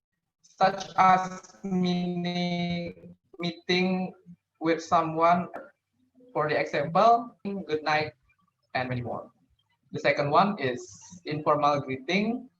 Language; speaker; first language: English; non-native, learner; Indonesian